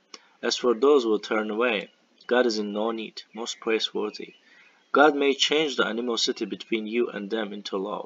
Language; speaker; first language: English; non-native, fluent; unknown